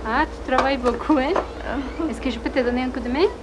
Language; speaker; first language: French; non-native, learner; Spanish